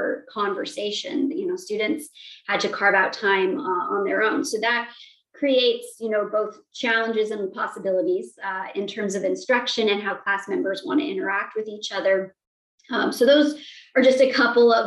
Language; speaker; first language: English; native; English